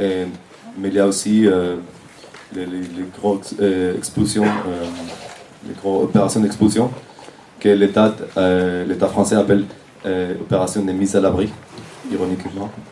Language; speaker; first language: French; non-native, fluent; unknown